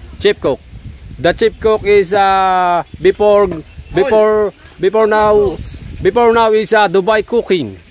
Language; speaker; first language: English; non-native, learner; Filipino